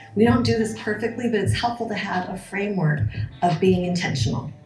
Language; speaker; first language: English; native; English